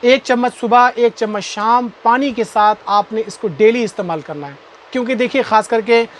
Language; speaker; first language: Hindi; native; Hindi